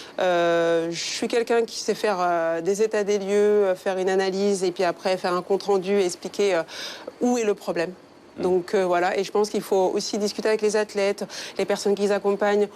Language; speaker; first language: French; early bilingual, other home language; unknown